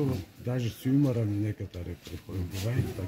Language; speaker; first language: Russian; non-native, local second language; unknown